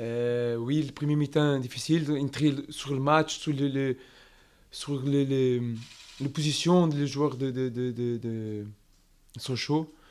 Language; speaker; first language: French; non-native, learner; Portuguese